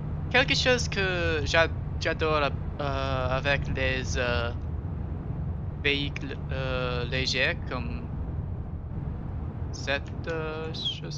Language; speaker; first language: French; non-native, learner; English